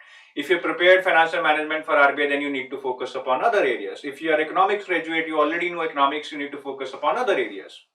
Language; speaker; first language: English; non-native, local second language; Hindi